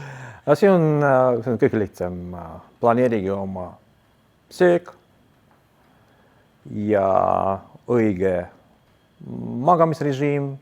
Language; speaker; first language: Estonian; non-native, local second language; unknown